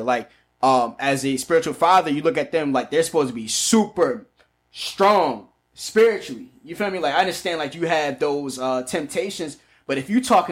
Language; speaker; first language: English; native; English